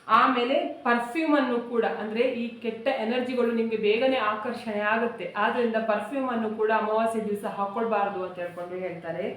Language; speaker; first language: Kannada; native; Kannada